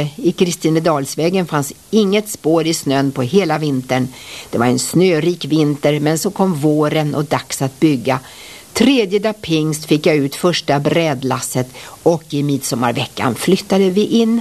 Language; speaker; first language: Swedish; native; Swedish